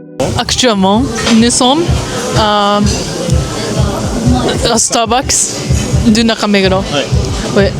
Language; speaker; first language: French; non-native, learner; Japanese